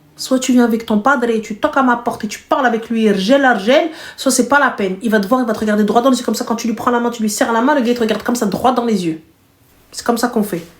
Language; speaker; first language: French; early bilingual, other home language; Arabic